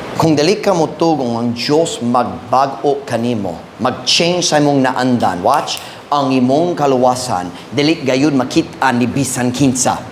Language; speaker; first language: Cebuano; non-native, fluent; English